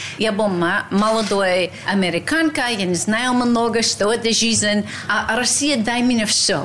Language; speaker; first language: Russian; non-native, learner; English